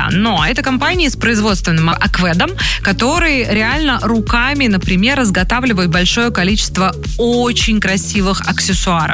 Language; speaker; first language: Russian; native; Russian